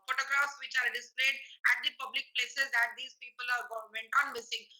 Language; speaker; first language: English; non-native, local second language; Marathi